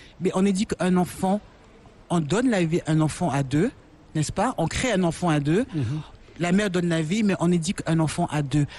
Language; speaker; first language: French; non-native, local second language; Lingala